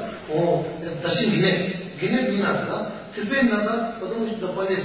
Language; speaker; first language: Russian; non-native, learner; Tibetan